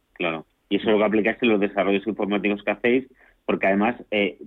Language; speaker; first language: Spanish; native; Spanish